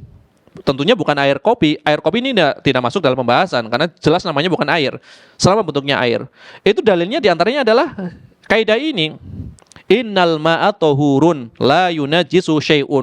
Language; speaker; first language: Indonesian; native; Indonesian